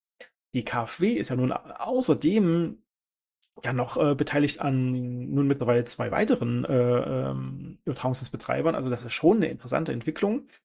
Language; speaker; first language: German; native; German